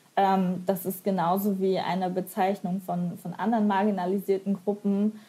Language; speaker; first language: German; native; German